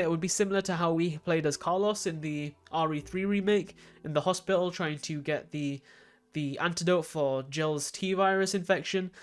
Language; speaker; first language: English; native; English